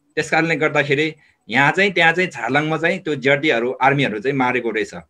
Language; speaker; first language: Nepali; non-native, local second language; Eastern Tamang